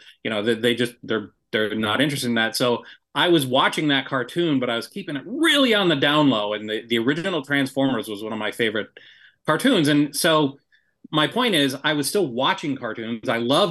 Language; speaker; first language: English; native; English